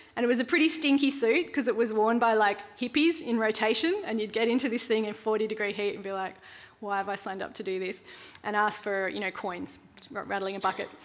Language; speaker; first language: English; native; English